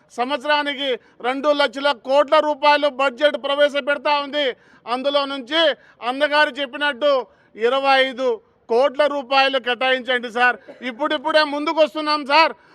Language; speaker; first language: Telugu; non-native, local second language; Lambadi